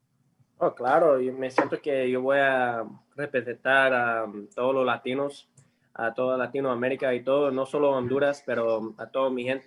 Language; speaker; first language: Spanish; early bilingual, heritage; English